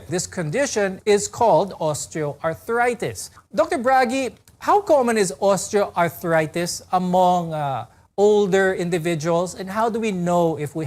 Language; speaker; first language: English; non-native, local second language; Filipino